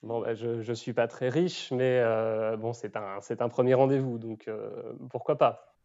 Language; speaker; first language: French; native; French